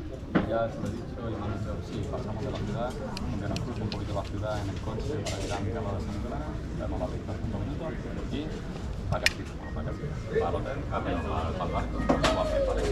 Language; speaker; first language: Spanish; native; Spanish